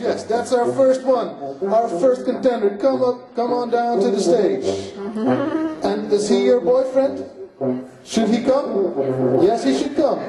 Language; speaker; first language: English; non-native, fluent; Western Frisian